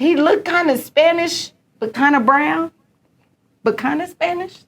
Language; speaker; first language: English; native; English